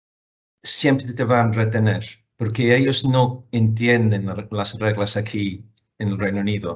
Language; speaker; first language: Spanish; non-native, fluent; English